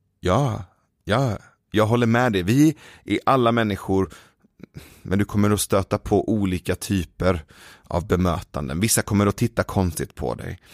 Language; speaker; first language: Swedish; early bilingual, other home language; Persian